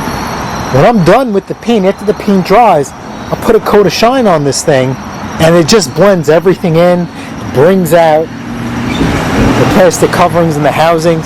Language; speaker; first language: English; native; English